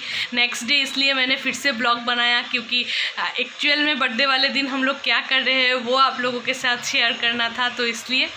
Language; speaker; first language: Hindi; non-native, local second language; Bangla